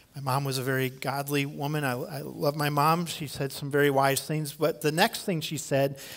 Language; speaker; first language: English; native; English